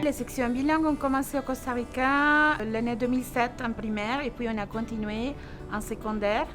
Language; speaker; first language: French; non-native, local second language; Spanish